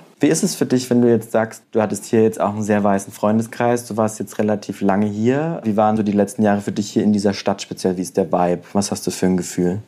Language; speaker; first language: German; native; German